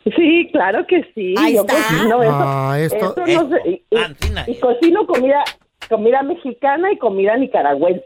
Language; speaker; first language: Spanish; native; Spanish